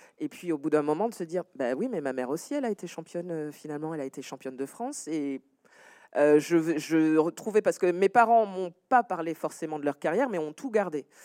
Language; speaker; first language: French; native; French